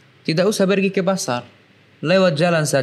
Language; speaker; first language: Indonesian; non-native, fluent; Arabic